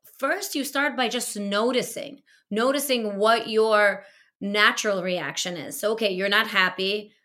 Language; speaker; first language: English; early bilingual, other home language; Russian